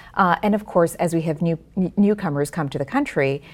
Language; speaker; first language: English; native; English